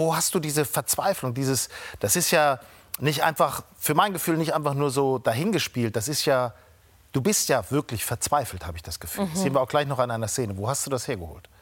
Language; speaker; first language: German; native; German